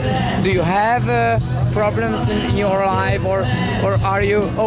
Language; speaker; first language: English; non-native, learner; Hungarian